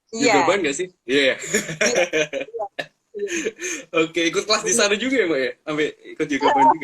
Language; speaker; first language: Indonesian; native; Indonesian